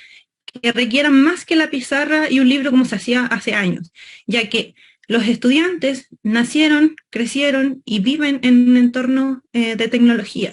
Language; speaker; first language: Spanish; native; Spanish